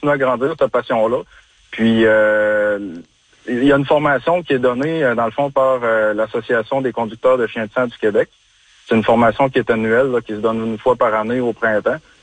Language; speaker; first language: French; native; French